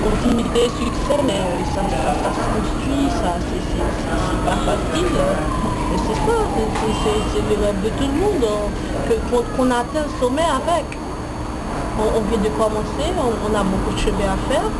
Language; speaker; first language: French; non-native, local second language; Haitian Creole